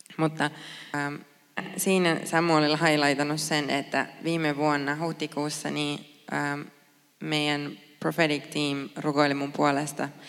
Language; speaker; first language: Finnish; native; Finnish